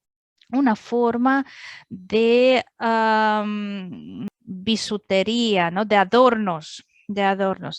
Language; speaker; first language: Spanish; non-native, fluent; Russian